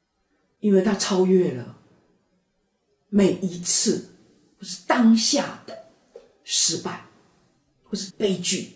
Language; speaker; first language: Chinese; native; Chinese